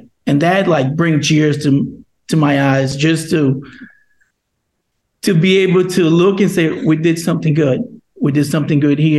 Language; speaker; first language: English; non-native, fluent; Portuguese